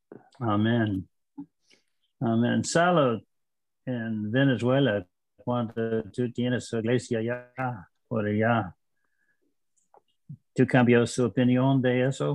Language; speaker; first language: Spanish; non-native, learner; English